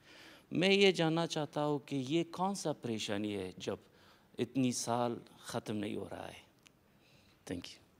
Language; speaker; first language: Hindi; non-native, fluent; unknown